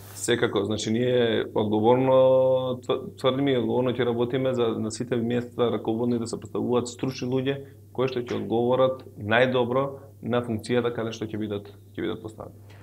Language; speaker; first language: Macedonian; non-native, local second language; Albanian